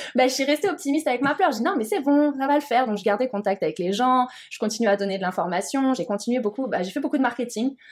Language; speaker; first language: French; native; French